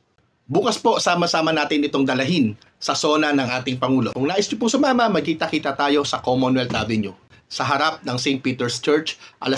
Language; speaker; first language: Filipino; native; Filipino